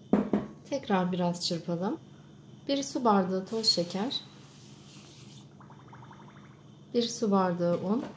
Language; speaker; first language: Turkish; native; Turkish